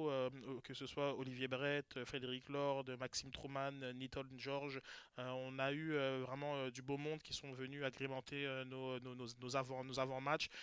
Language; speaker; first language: French; native; French